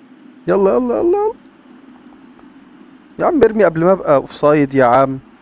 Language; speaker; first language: Arabic; native; Arabic